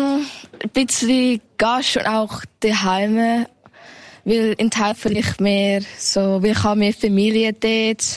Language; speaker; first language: German; early bilingual, heritage; Thai